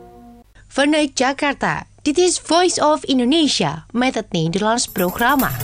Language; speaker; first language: Dutch; non-native, fluent; Indonesian